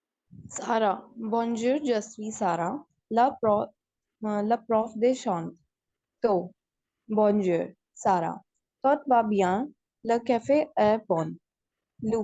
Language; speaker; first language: French; non-native, learner; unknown